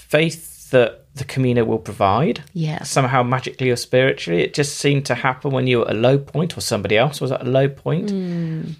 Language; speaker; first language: English; native; English